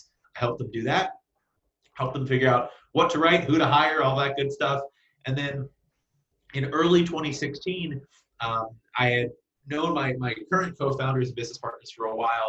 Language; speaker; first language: English; native; English